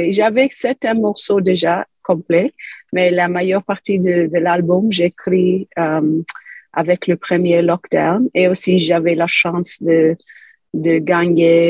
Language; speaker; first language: French; non-native, fluent; English